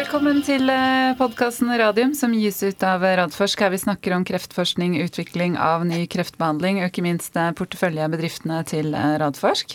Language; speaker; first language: Norwegian; native; Norwegian